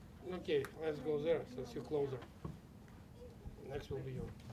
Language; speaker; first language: English; non-native, fluent; Russian